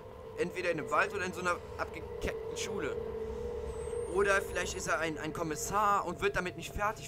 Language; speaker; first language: German; native; German